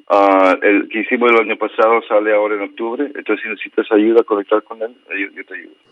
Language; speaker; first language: Spanish; early bilingual, heritage; Spanish